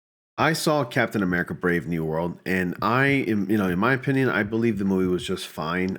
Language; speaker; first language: English; native; English